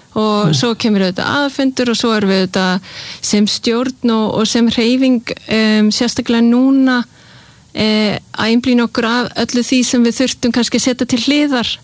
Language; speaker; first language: Icelandic; early bilingual, heritage; Icelandic